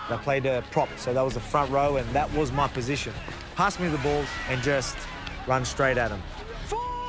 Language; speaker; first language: English; native; English